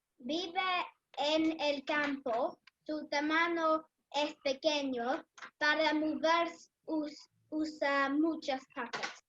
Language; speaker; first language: Spanish; non-native, learner; English